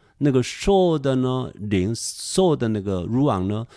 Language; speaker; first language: Chinese; non-native, fluent; Korean